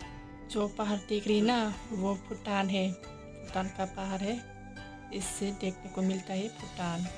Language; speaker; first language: Hindi; non-native, local second language; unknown